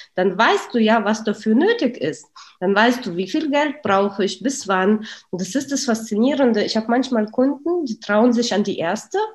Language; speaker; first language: German; early bilingual, other home language; Russian